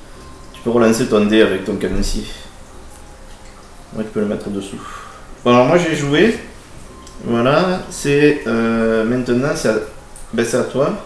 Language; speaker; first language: French; native; French